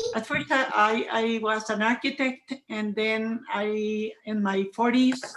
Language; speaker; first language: English; non-native, fluent; Spanish